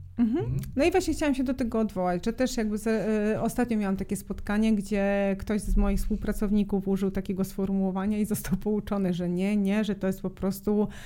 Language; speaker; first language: Polish; non-native, fluent; Serbian